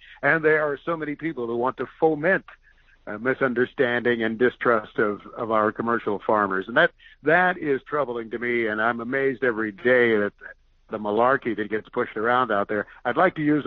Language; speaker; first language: English; native; English